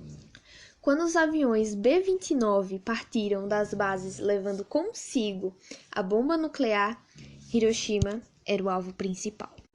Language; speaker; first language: Portuguese; native; Portuguese